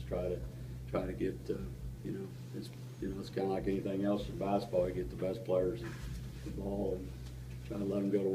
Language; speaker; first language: English; native; English